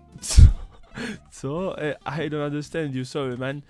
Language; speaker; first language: English; non-native, learner; Polish